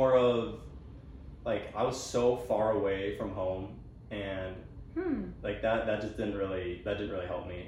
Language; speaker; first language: English; native; English